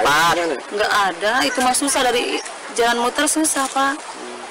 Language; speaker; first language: Indonesian; non-native, local second language; Sundanese